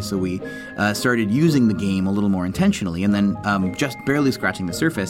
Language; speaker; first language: English; native; English